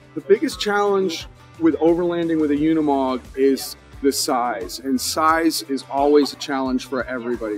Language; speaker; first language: English; native; English